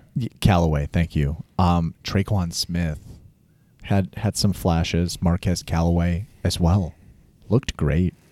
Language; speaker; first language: English; native; English